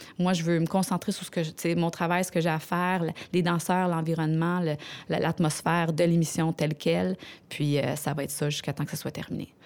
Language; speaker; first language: French; native; French